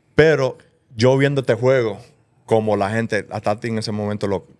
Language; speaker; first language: Spanish; early bilingual, heritage; Spanish